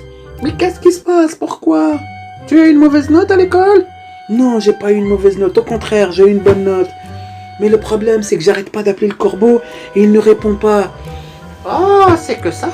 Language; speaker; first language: French; native; French